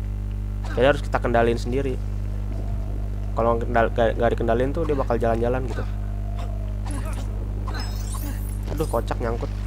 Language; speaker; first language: Indonesian; native; Indonesian